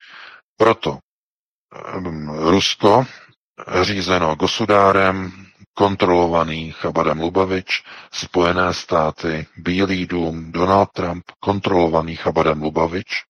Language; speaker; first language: Czech; native; Czech